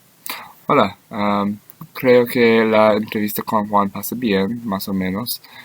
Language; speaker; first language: Spanish; non-native, learner; English